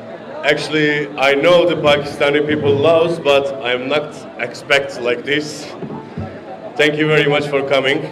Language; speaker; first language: English; non-native, learner; Turkish